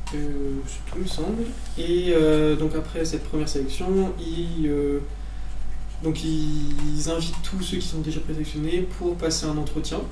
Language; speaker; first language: French; native; French